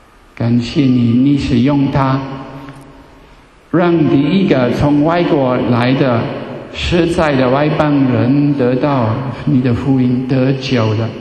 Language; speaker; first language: Chinese; non-native, fluent; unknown